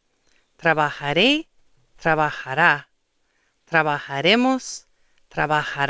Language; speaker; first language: Spanish; non-native, fluent; English